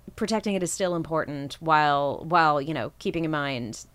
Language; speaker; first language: English; native; English